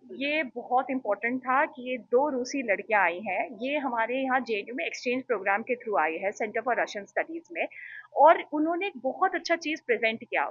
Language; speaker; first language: Hindi; native; Hindi